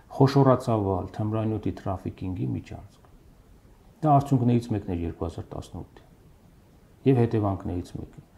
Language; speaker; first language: Armenian; native; Armenian